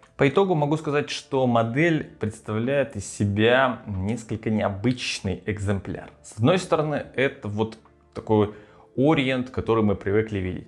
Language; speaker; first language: Russian; native; Russian